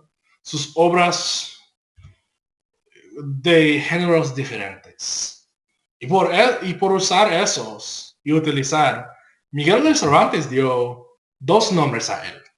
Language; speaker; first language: Spanish; non-native, learner; English